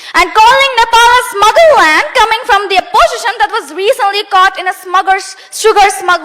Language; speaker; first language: English; non-native, local second language; Nepali